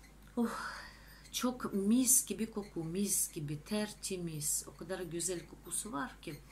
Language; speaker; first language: Turkish; non-native, fluent; Russian